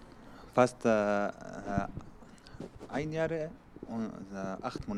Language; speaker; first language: German; non-native, learner; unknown